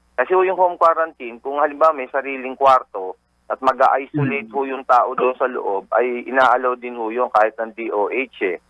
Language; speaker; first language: Filipino; native; Filipino